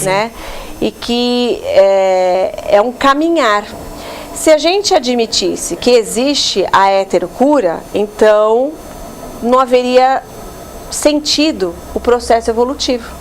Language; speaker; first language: Portuguese; native; Portuguese